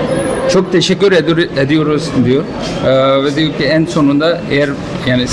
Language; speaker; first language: Turkish; non-native, fluent; Urdu